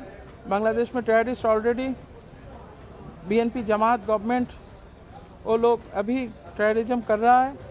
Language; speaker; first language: Hindi; non-native, fluent; Bangla